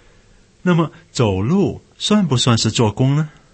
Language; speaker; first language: Chinese; native; Chinese